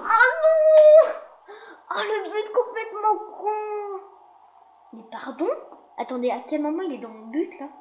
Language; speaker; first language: French; native; French